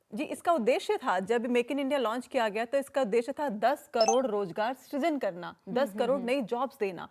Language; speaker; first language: Hindi; native; Hindi